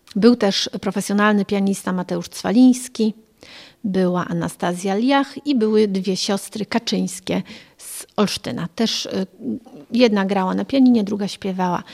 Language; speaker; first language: Polish; early bilingual, other home language; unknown